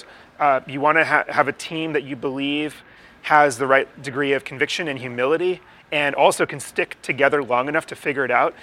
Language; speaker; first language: English; native; English